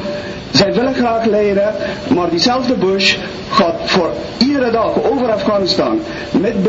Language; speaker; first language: Dutch; non-native, fluent; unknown